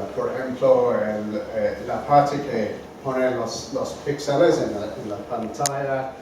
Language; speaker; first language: Spanish; non-native, fluent; English